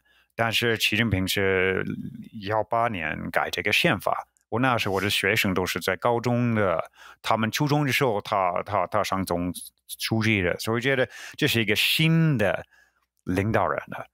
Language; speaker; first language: Chinese; non-native, fluent; English